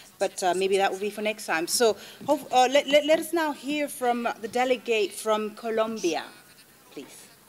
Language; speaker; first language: English; non-native, fluent; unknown